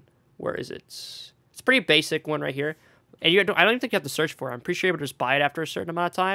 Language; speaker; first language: English; native; English